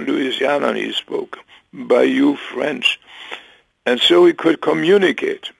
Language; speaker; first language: English; non-native, fluent; German